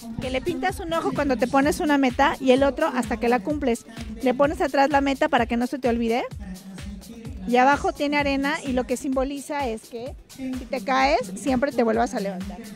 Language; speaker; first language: Spanish; native; Spanish